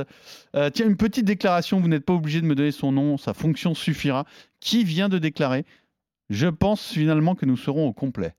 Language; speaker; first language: French; native; French